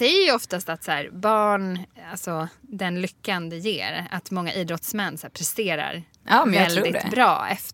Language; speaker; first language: Swedish; native; Swedish